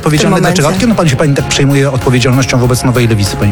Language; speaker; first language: Polish; native; Polish